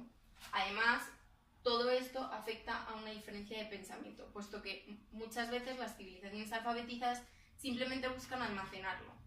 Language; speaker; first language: Spanish; native; Spanish